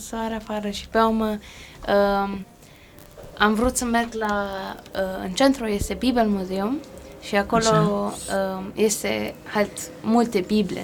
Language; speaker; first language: Romanian; early bilingual, heritage; Romanian